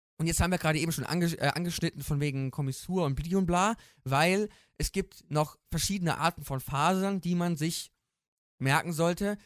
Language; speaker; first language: German; native; German